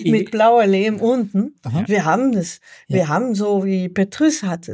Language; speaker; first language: German; non-native, learner; French